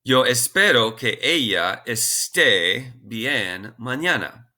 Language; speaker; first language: Spanish; non-native, fluent; English